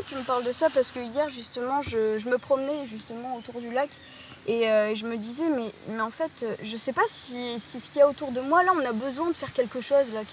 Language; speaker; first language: French; native; French